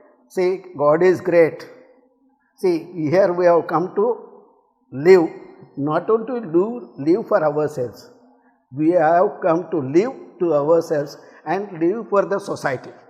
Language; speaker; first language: English; non-native, local second language; Telugu